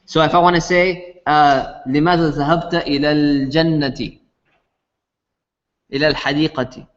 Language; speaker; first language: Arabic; non-native, fluent; English